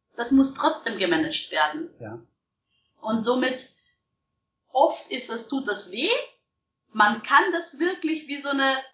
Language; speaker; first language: German; non-native, fluent; Russian